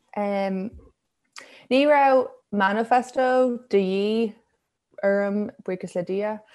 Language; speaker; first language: Irish; non-native, local second language; English